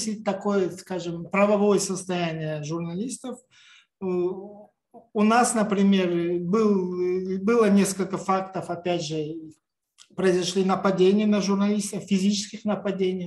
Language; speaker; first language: Russian; non-native, local second language; Tajik